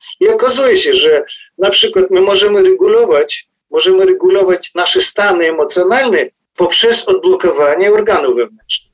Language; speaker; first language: Polish; non-native, fluent; Ukrainian